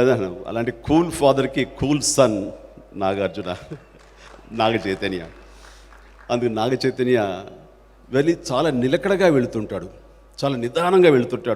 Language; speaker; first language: Telugu; native; Telugu